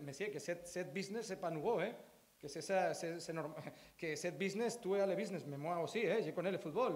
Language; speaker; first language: French; non-native, learner; Spanish